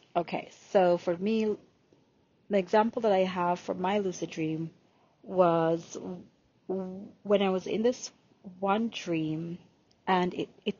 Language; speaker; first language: English; non-native, local second language; Jamaican Creole English